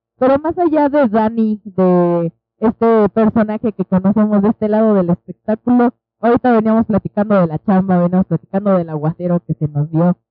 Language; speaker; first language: Spanish; native; Spanish